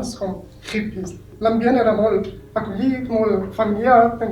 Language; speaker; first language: Catalan; non-native, learner; Arabic